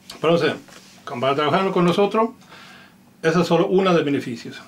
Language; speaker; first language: Spanish; non-native, learner; Finnish